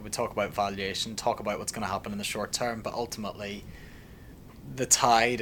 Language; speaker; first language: English; native; English